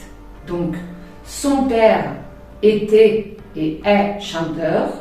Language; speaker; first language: French; non-native, fluent; Spanish